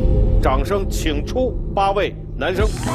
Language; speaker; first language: Chinese; native; Chinese